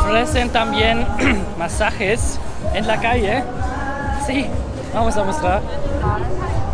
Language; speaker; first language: Spanish; non-native, learner; German